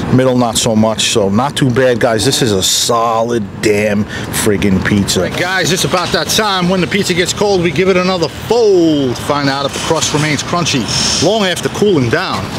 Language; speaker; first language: English; native; English